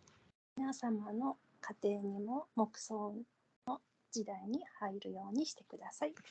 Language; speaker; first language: Japanese; non-native, fluent; Korean